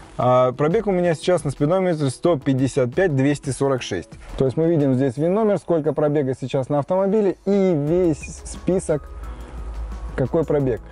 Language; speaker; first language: Russian; native; Russian